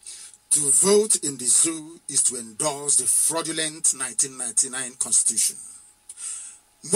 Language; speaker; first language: English; non-native, local second language; Igbo